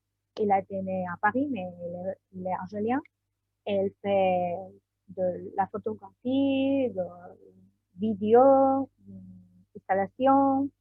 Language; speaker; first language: French; non-native, learner; Spanish